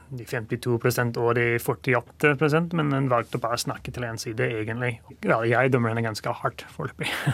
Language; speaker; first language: Norwegian; non-native, fluent; English